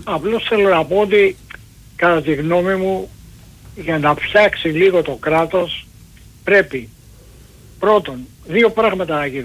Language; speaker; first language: Greek; native; Greek